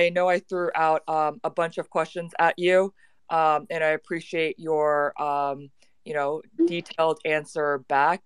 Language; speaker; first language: English; native; English